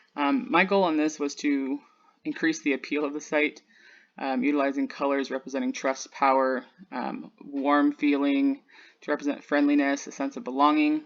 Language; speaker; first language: English; native; English